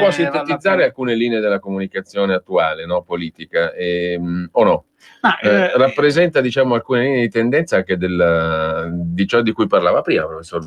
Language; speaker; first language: Italian; native; Italian